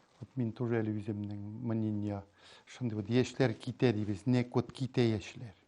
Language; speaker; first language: Tatar; native; Tatar